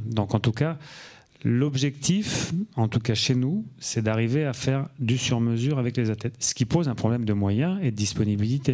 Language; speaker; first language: French; native; French